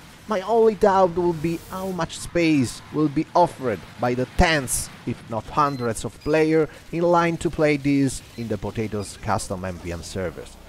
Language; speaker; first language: English; non-native, fluent; Italian